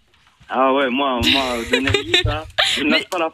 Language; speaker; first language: French; native; French